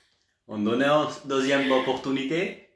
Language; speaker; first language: French; non-native, learner; Portuguese